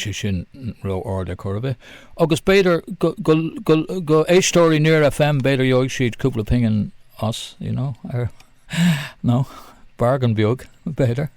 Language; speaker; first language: Irish; non-native, local second language; English